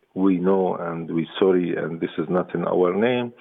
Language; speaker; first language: English; non-native, fluent; Arabic